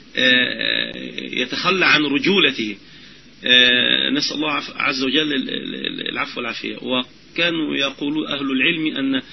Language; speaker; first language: Arabic; native; Arabic